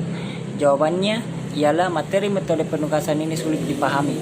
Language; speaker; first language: Indonesian; native; Indonesian